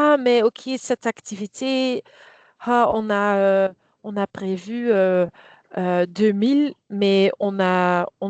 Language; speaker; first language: French; non-native, fluent; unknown